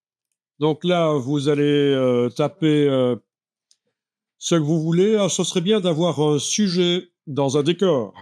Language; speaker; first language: French; native; French